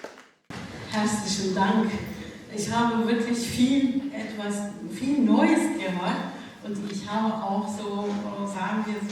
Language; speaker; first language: German; non-native, fluent; Kurdish